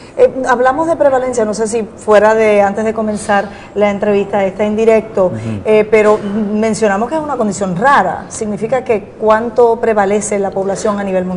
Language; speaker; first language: Spanish; native; Spanish